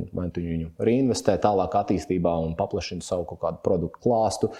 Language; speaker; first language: Latvian; native; Latvian